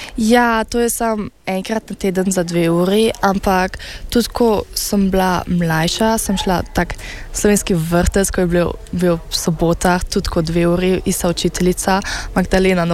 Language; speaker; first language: Slovenian; early bilingual, heritage; Slovenian